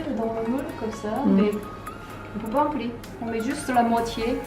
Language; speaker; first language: French; non-native, learner; Korean